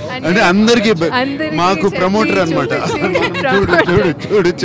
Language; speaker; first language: Telugu; native; Telugu